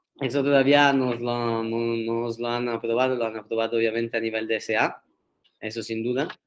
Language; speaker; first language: Spanish; non-native, fluent; Italian